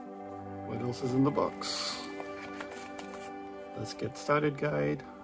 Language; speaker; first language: English; native; English